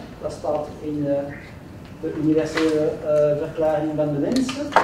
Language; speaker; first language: Dutch; non-native, local second language; French